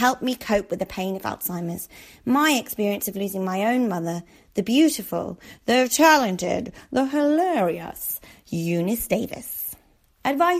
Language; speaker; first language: English; native; English